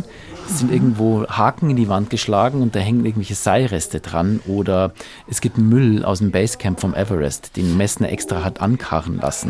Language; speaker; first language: German; native; German